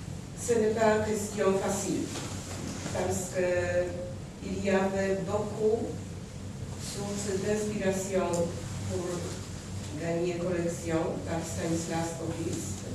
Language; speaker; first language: French; non-native, learner; Polish